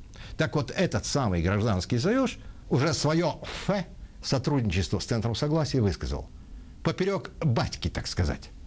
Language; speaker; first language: Russian; native; Russian